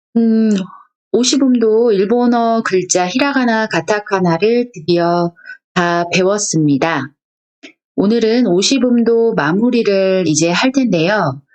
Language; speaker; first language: Korean; native; Korean